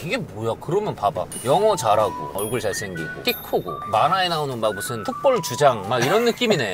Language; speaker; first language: Korean; native; Korean